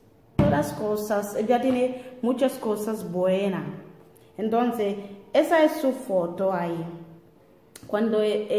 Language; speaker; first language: Spanish; non-native, learner; Haitian Creole